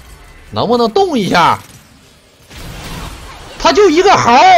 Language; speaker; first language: Chinese; native; Chinese